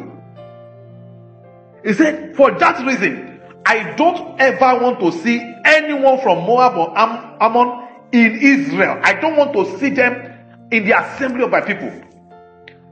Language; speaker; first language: English; non-native, local second language; Yoruba